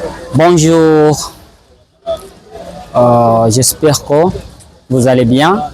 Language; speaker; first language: French; non-native, learner; Swahili